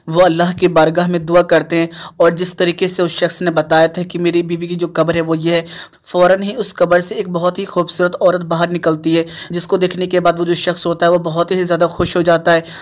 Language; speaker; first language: Urdu; native; Urdu